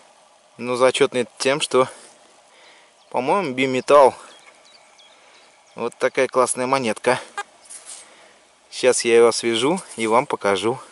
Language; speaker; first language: Russian; native; Russian